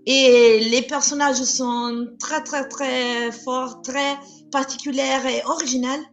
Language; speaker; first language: French; non-native, fluent; Italian